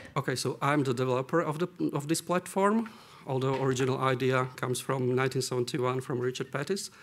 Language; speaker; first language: English; non-native, fluent; Slovak